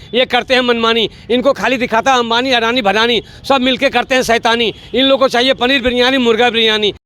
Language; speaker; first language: Hindi; native; Hindi